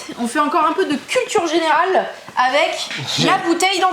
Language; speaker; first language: French; native; French